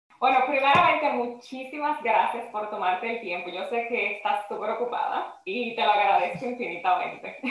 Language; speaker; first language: Spanish; native; Spanish